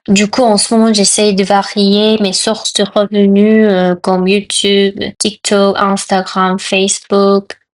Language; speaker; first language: French; non-native, fluent; Korean